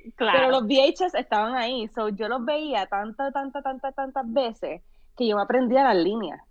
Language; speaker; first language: Spanish; native; Spanish